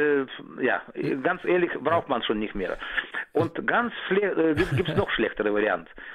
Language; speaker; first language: German; non-native, fluent; Russian